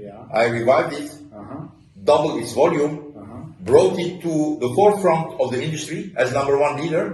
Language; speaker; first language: English; non-native, fluent; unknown